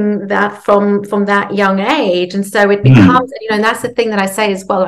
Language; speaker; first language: English; native; English